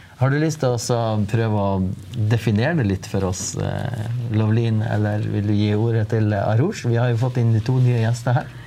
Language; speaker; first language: Norwegian; native; Norwegian